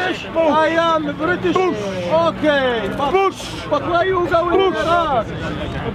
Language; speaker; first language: English; non-native, learner; Arabic